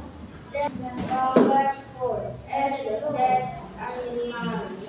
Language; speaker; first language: English; non-native, learner; Indonesian